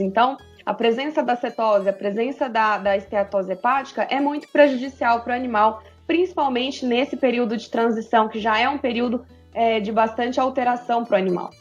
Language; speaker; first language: Portuguese; native; Portuguese